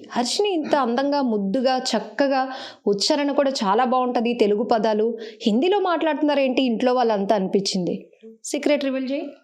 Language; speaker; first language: Telugu; native; Telugu